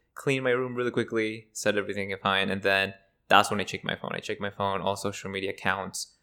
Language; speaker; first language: English; early bilingual, other home language; Spanish